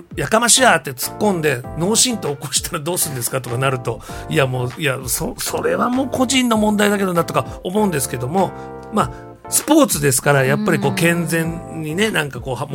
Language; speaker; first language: Japanese; native; Japanese